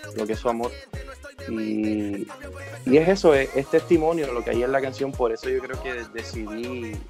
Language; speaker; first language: Spanish; native; Spanish